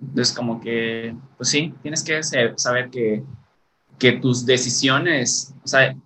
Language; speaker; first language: Spanish; native; Spanish